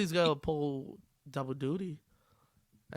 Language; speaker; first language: English; native; English